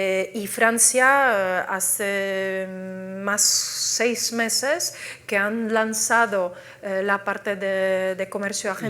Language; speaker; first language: Spanish; non-native, fluent; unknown